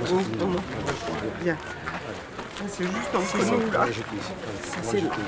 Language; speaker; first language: French; native; French